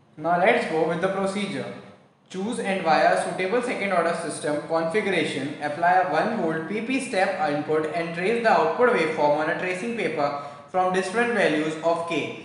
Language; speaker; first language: English; non-native, local second language; Hindi